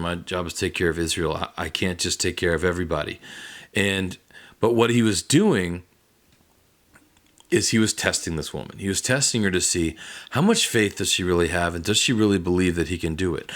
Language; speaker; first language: English; native; English